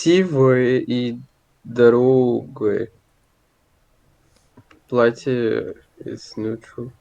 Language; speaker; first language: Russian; non-native, learner; Portuguese